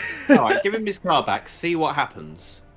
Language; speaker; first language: English; native; English